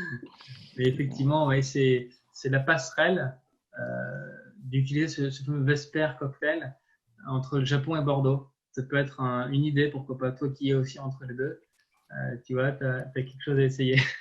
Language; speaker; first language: French; native; French